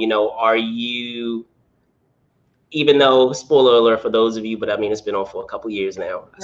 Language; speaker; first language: English; native; English